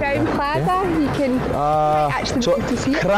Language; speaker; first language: English; non-native, learner; Greek